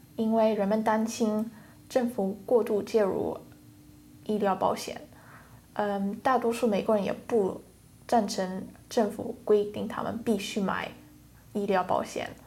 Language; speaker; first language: Chinese; early bilingual, heritage; Chinese